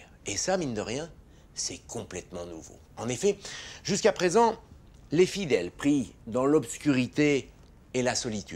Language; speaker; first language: French; native; French